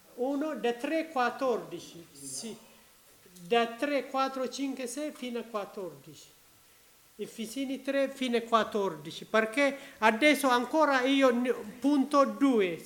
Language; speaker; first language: Italian; non-native, learner; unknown